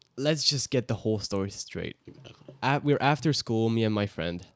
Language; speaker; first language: English; early bilingual, other home language; Hungarian